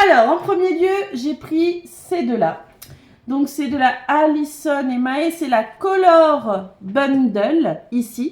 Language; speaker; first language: French; native; French